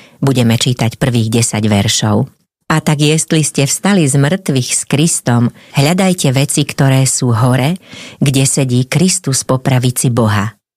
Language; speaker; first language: Slovak; native; Slovak